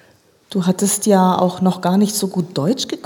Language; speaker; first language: German; native; German